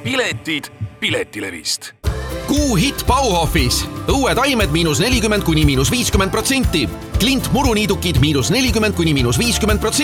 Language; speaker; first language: Estonian; native; Estonian